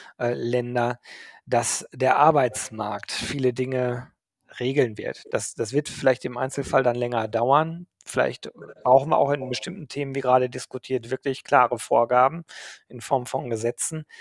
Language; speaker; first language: German; native; German